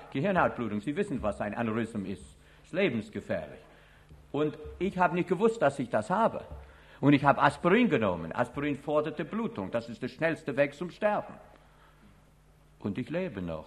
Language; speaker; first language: German; non-native, fluent; English